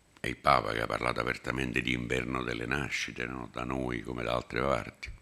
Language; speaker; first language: Italian; native; Italian